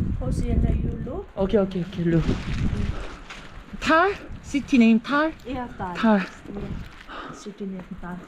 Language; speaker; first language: English; non-native, learner; Korean